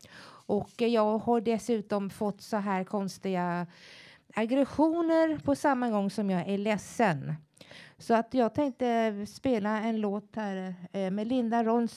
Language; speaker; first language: Swedish; native; Swedish